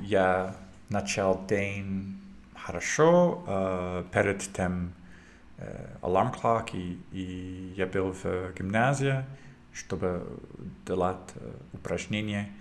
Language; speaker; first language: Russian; non-native, learner; English